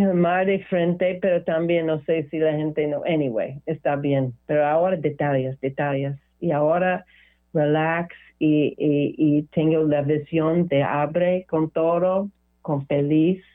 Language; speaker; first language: Spanish; non-native, learner; English